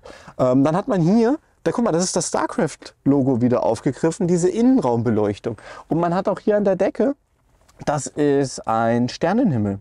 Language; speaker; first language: German; native; German